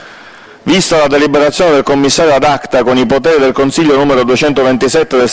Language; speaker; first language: Italian; native; Italian